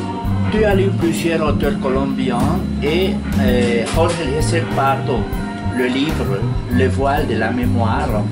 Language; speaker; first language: French; non-native, fluent; Spanish